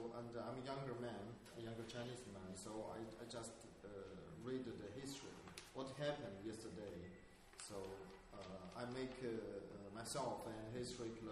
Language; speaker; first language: English; non-native, learner; Chinese